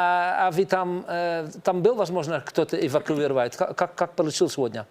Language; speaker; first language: Russian; non-native, learner; Dutch